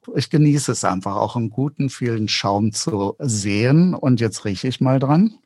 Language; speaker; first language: German; native; German